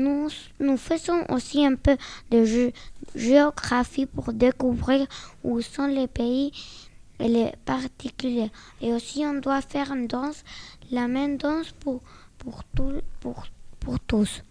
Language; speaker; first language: French; non-native, learner; Spanish